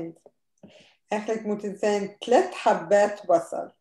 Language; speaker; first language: Dutch; non-native, fluent; Arabic